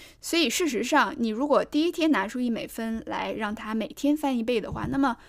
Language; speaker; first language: Chinese; native; Chinese